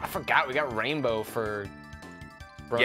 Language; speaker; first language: English; native; English